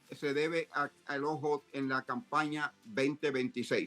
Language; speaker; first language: Spanish; native; Spanish